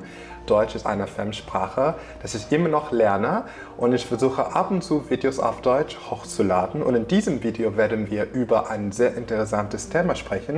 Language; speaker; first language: German; non-native, fluent; English